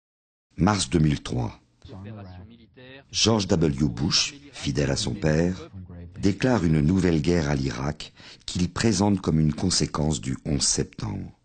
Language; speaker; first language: French; native; French